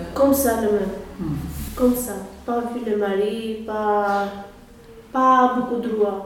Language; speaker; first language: French; non-native, learner; Albanian